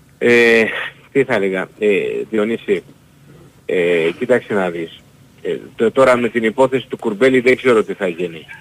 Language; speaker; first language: Greek; early bilingual, heritage; Greek